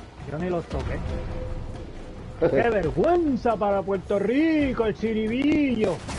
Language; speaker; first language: Spanish; native; Spanish